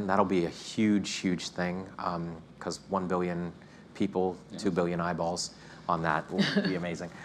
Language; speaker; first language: English; native; English